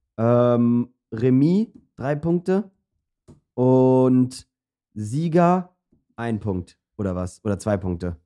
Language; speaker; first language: German; early bilingual, other home language; Turkish